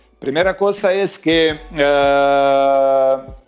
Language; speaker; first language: Portuguese; non-native, learner; Croatian